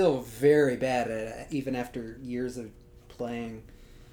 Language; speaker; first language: English; native; English